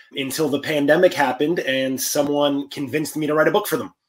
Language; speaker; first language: English; native; English